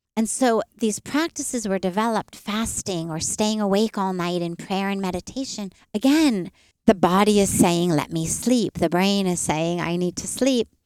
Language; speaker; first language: English; native; English